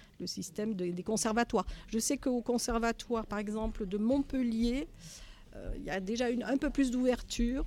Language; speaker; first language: French; native; French